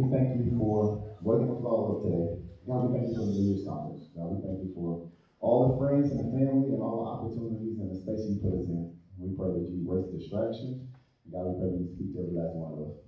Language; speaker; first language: English; native; English